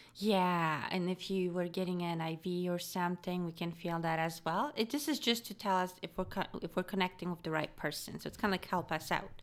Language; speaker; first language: English; non-native, fluent; Polish